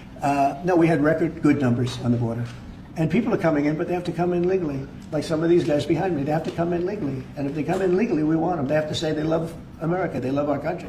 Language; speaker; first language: English; native; English